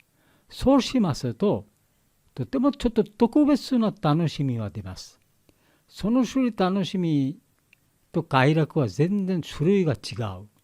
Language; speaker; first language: Japanese; non-native, learner; Bangla